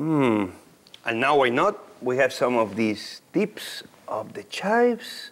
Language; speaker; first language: English; non-native, fluent; Spanish